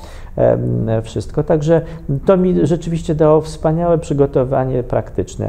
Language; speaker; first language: Polish; native; Polish